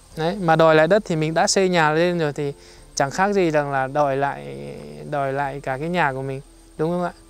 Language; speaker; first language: Vietnamese; native; Vietnamese